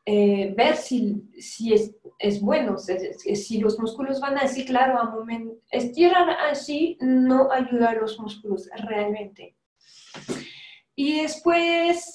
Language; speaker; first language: Spanish; non-native, fluent; French